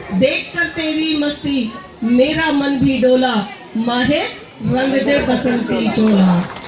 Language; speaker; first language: Hindi; native; Hindi